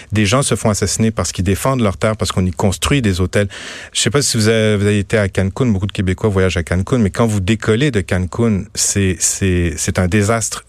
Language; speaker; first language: French; native; French